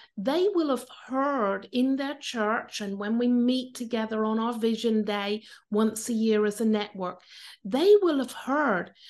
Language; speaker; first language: English; native; English